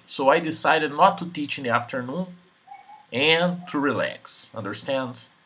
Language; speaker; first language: English; non-native, fluent; Portuguese